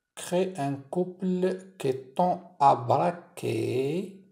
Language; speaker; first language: French; non-native, local second language; Arabic